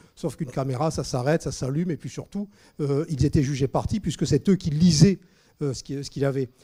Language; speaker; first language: French; native; French